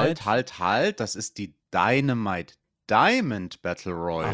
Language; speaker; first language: German; native; German